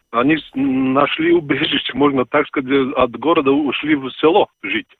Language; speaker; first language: Russian; non-native, fluent; Latvian